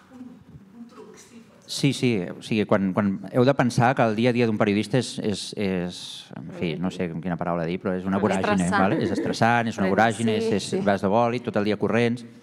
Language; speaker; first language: Catalan; native; Catalan